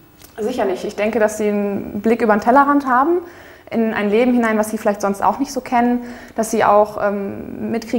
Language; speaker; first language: German; native; German